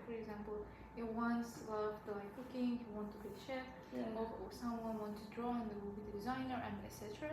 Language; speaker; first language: English; non-native, learner; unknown